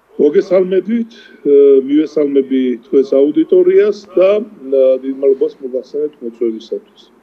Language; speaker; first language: Georgian; native; Georgian